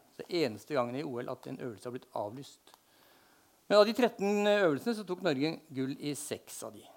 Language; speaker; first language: Norwegian; native; Norwegian